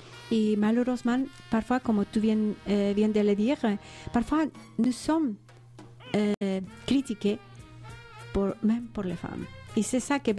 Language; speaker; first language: French; non-native, fluent; Spanish